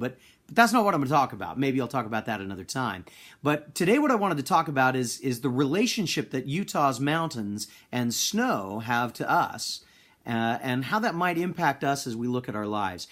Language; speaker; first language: English; native; English